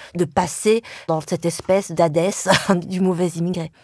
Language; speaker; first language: French; early bilingual, other home language; Vietnamese